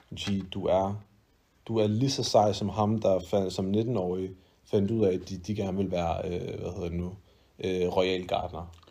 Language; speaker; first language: Danish; early bilingual, other home language; Arabic